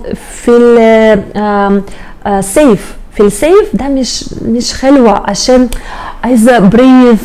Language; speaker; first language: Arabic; non-native, learner; Russian